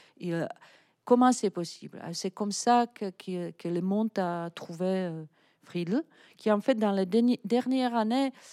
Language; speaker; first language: French; non-native, fluent; Czech